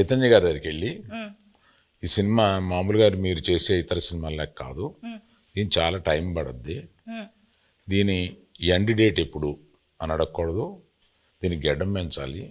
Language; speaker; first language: Telugu; native; Telugu